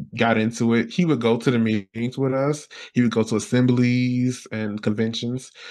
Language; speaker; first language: English; native; English